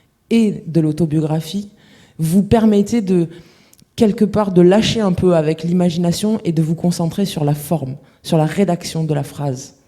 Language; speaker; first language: French; native; French